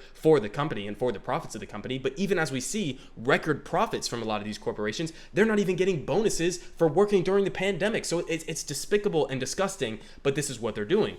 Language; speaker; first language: English; native; English